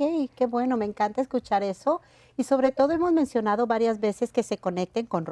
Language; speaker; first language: Spanish; native; Spanish